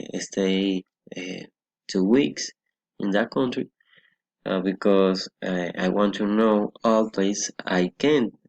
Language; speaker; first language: English; non-native, learner; Spanish